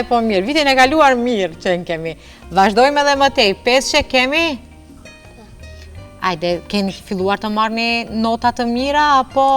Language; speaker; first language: Albanian; native; Albanian